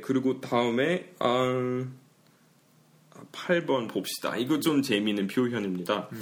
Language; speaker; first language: Korean; non-native, fluent; English